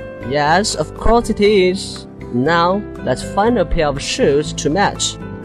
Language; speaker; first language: English; non-native, fluent; Chinese